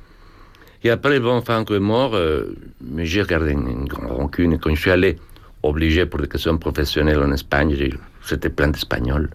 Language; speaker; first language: French; non-native, fluent; Spanish